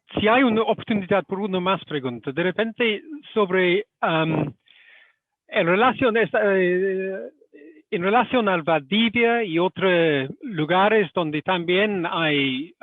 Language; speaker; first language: Spanish; non-native, fluent; English